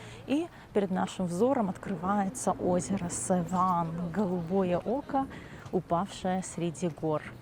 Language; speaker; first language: Russian; native; Russian